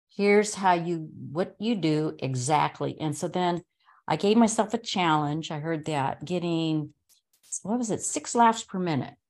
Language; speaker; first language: English; native; English